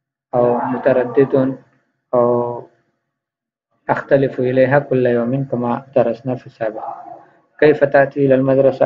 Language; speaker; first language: Arabic; non-native, fluent; Urdu